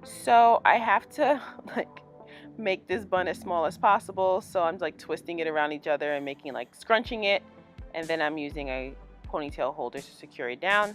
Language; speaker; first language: English; native; English